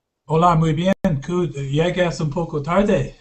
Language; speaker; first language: Spanish; non-native, learner; English